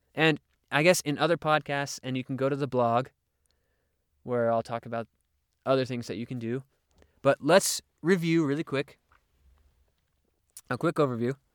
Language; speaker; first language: English; native; English